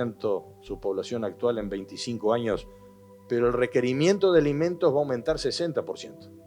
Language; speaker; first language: Spanish; native; Spanish